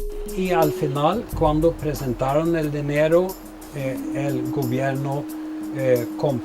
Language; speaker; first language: Spanish; non-native, fluent; Swedish